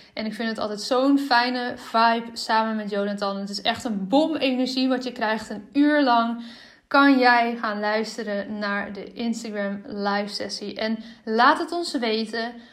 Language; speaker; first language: Dutch; native; Dutch